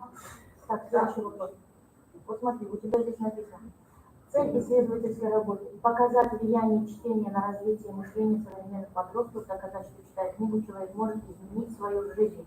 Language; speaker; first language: Russian; non-native, local second language; Kazakh